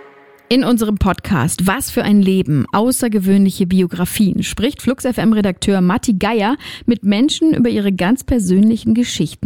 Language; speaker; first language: German; native; German